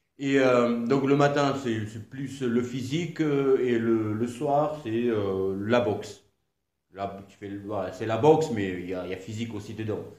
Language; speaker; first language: French; non-native, fluent; Georgian